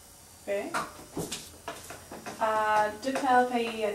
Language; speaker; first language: French; non-native, learner; English